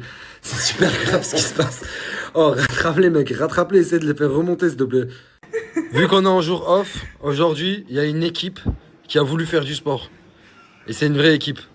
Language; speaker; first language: French; native; French